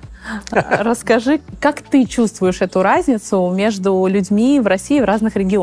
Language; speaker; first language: Russian; native; Russian